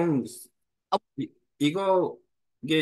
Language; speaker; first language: Korean; native; Korean